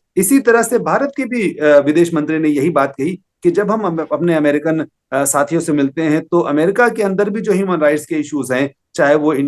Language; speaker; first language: Hindi; native; Hindi